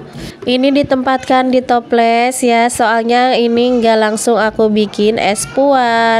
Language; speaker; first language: Indonesian; native; Indonesian